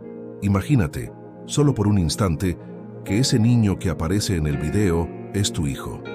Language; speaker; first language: Spanish; native; Spanish